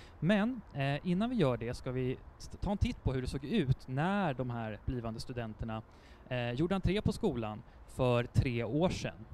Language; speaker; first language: Swedish; native; Swedish